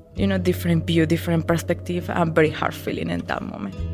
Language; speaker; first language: English; non-native, learner; Spanish